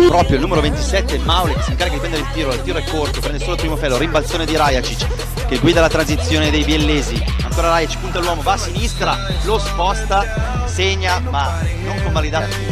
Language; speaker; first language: Italian; native; Italian